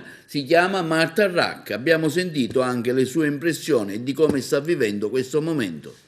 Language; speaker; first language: Italian; native; Italian